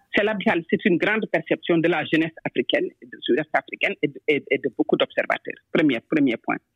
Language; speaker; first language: French; non-native, local second language; Wolof